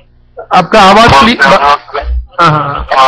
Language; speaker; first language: Hindi; non-native, local second language; Malayalam